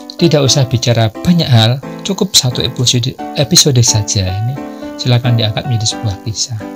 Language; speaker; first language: Indonesian; non-native, local second language; Javanese